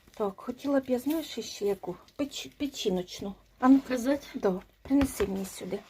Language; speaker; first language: Ukrainian; native; Ukrainian